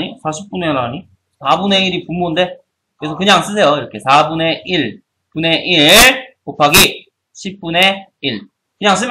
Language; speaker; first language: Korean; native; Korean